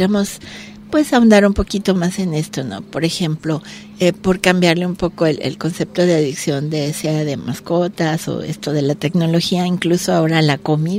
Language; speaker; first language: Spanish; native; Spanish